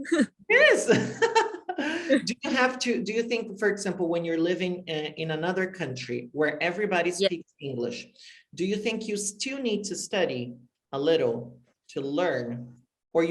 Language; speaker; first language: English; non-native, fluent; Portuguese